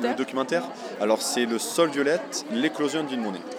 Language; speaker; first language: French; native; French